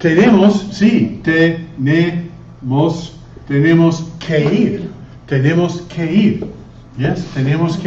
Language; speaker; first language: Spanish; non-native, fluent; English